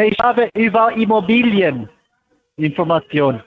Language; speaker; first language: German; non-native, fluent; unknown